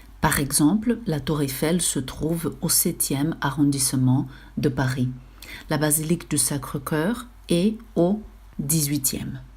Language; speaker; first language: French; non-native, fluent; Portuguese